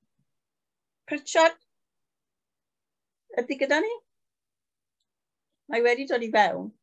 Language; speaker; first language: Welsh; native; Welsh